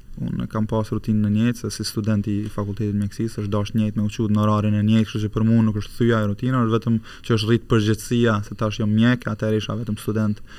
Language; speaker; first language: Albanian; native; Albanian